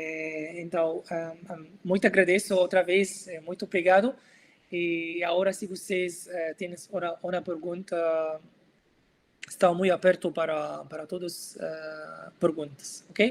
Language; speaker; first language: Portuguese; non-native, learner; Arabic